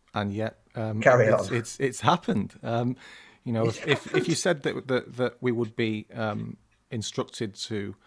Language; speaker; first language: English; native; English